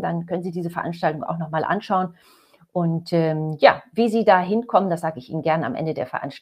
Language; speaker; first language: German; native; German